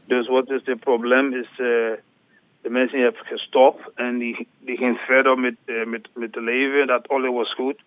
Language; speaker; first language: Dutch; non-native, learner; English